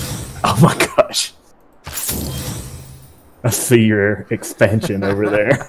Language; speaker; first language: English; native; English